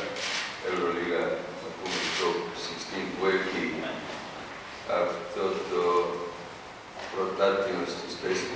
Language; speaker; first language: Greek; non-native, fluent; Serbian